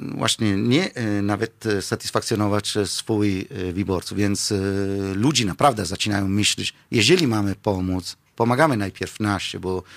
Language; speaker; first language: Polish; non-native, fluent; Italian